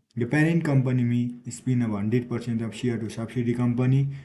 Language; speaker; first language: English; non-native, local second language; Nepali